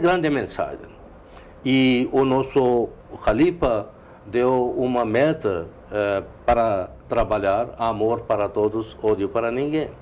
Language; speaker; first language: Portuguese; non-native, learner; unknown